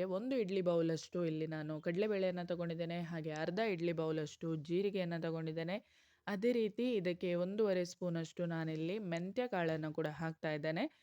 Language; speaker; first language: Kannada; non-native, local second language; Konkani